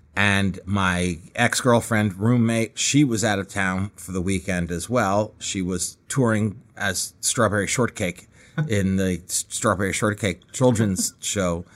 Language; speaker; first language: English; native; English